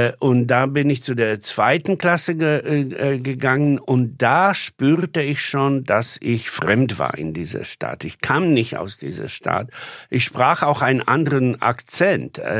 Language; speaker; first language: German; non-native, fluent; Polish